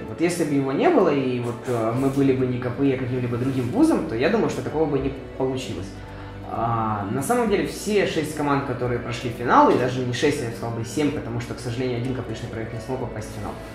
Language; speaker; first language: Russian; non-native, local second language; Ukrainian